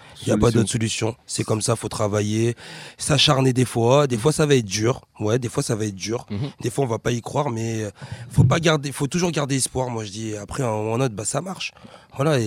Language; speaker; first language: French; native; French